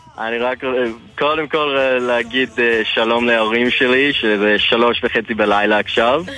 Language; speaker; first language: Hebrew; non-native, fluent; English